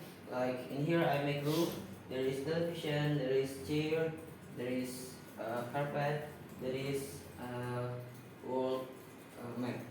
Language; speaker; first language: English; non-native, learner; Indonesian